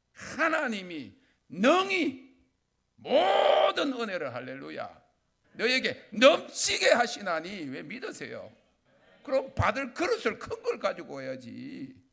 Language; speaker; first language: Korean; native; Korean